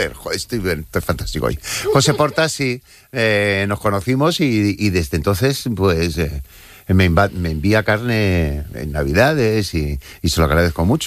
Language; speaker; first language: Spanish; native; Spanish